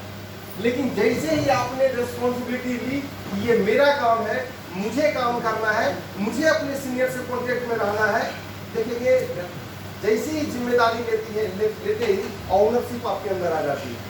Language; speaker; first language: Hindi; native; Hindi